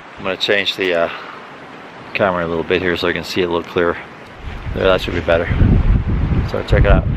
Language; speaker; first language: English; native; English